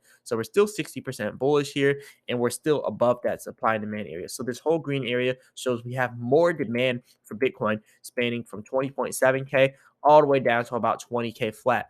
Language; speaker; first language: English; native; English